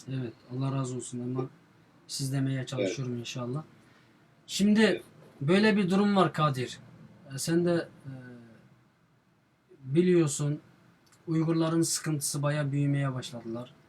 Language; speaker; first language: Turkish; non-native, fluent; Uyghur